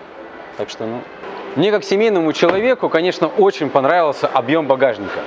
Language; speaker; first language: Russian; native; Russian